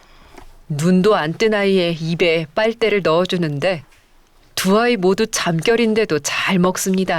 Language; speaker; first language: Korean; native; Korean